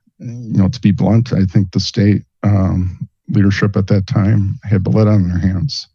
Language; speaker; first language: English; native; English